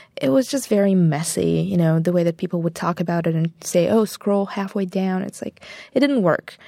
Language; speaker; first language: English; non-native, fluent; Bulgarian